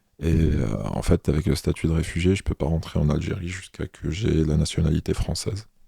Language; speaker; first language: French; non-native, local second language; Arabic